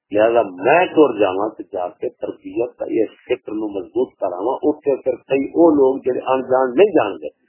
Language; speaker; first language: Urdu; non-native, local second language; Punjabi